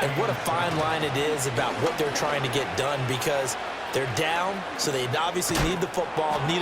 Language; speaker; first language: English; native; English